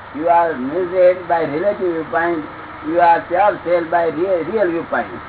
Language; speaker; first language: English; non-native, local second language; Gujarati